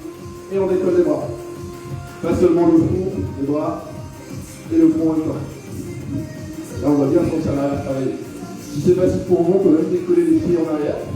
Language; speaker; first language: French; native; French